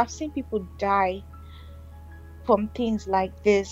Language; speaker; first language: English; non-native, local second language; Igbo